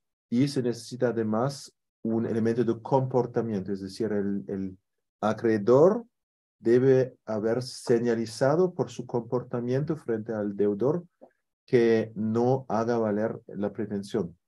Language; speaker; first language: Spanish; non-native, fluent; German